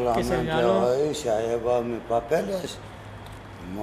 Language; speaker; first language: Spanish; non-native, learner; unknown